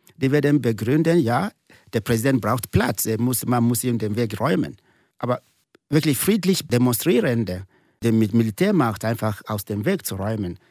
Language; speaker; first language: German; non-native, fluent; Igbo